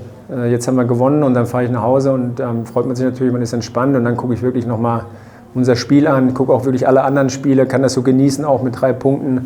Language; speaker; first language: German; native; German